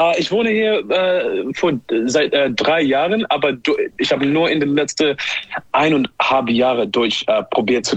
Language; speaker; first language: German; non-native, learner; English